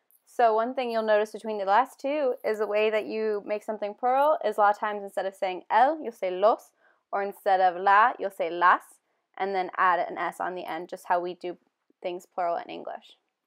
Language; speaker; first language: English; native; English